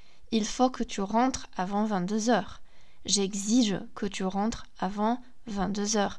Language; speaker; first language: French; non-native, fluent; Polish